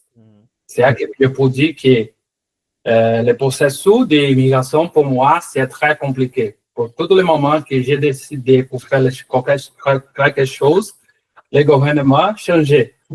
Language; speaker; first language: French; non-native, learner; Portuguese